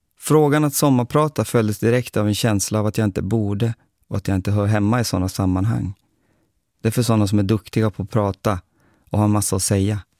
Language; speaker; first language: Swedish; native; Swedish